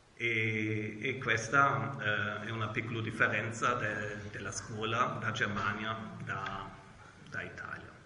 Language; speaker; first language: Italian; non-native, learner; German